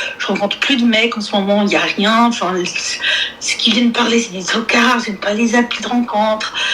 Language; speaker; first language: French; non-native, local second language; Arabic